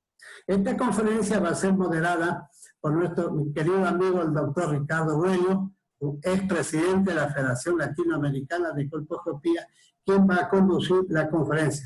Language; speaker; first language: Spanish; native; Spanish